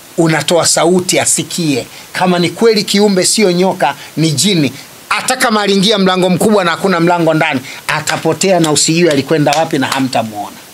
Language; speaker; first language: Swahili; native; Swahili